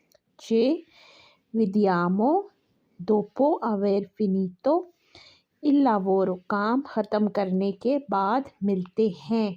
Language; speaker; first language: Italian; non-native, fluent; Urdu